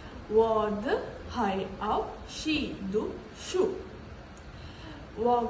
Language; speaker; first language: Chinese; non-native, learner; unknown